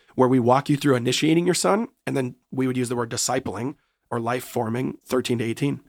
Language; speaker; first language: English; native; English